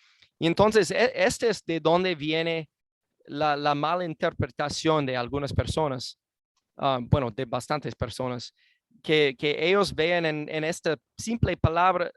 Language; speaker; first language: Spanish; non-native, fluent; English